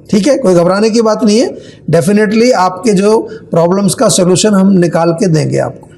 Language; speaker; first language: Hindi; native; Hindi